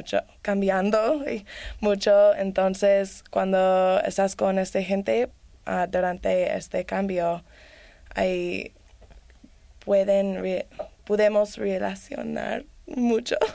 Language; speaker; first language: Spanish; non-native, learner; English